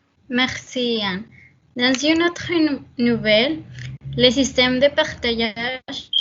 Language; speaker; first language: French; non-native, learner; Spanish